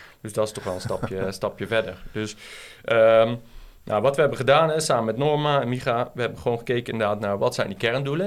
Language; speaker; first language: Dutch; native; Dutch